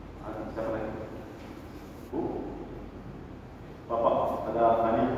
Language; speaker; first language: Indonesian; non-native, learner; Arabic